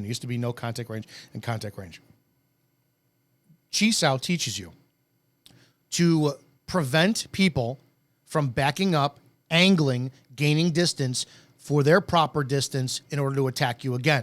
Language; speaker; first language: English; native; English